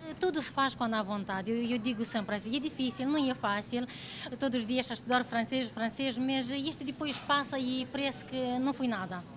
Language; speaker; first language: Portuguese; non-native, fluent; Romanian